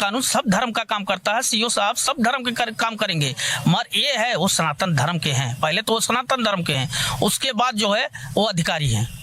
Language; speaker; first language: Hindi; native; Hindi